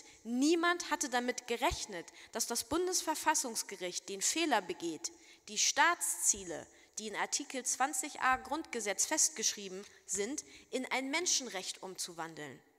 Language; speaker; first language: German; native; German